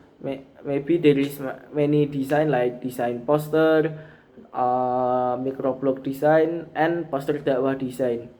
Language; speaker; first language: English; non-native, learner; Indonesian